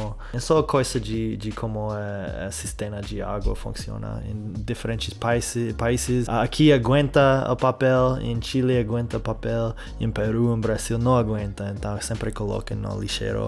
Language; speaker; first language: Portuguese; non-native, fluent; English